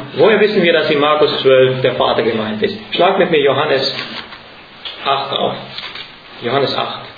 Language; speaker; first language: German; non-native, fluent; Hungarian